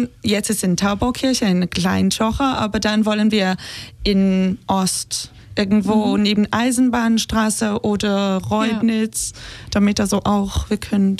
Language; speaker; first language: German; non-native, fluent; Hebrew